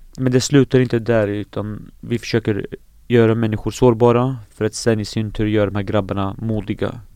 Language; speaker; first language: Swedish; early bilingual, other home language; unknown